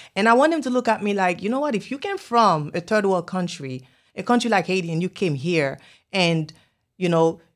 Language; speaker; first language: English; non-native, fluent; Haitian Creole